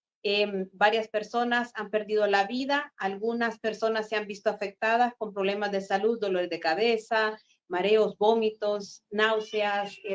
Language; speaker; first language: Spanish; native; Spanish